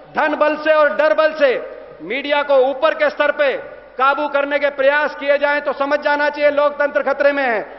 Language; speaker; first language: Hindi; native; Hindi